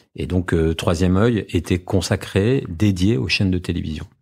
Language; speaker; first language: French; native; French